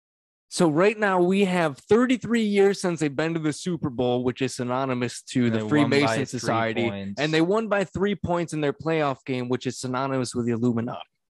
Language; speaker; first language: English; native; English